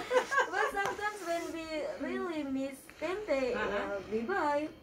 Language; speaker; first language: English; non-native, learner; Indonesian